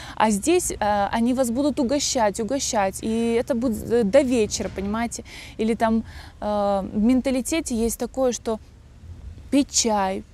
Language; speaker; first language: Russian; native; Russian